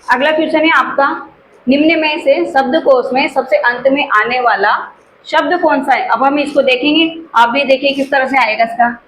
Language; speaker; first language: Hindi; native; Hindi